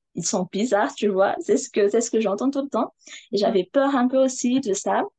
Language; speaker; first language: French; non-native, local second language; Malagasy